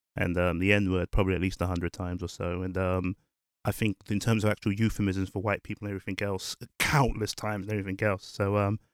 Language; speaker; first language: English; early bilingual, other home language; Yoruba